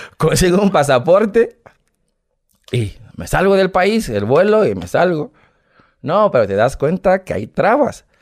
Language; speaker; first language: Spanish; non-native, fluent; Portuguese